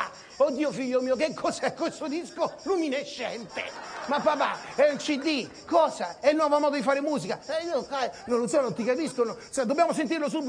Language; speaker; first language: Italian; native; Italian